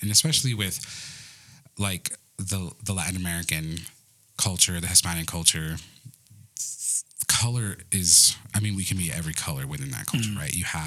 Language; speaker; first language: English; early bilingual, other home language; Spanish